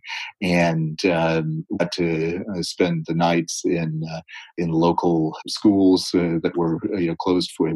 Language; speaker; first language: English; native; English